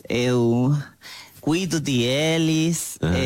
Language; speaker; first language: Portuguese; non-native, learner; Spanish